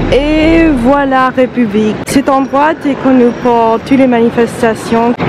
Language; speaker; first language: French; non-native, fluent; English